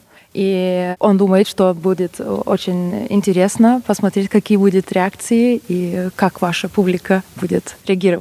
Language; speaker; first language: Russian; non-native, fluent; Lithuanian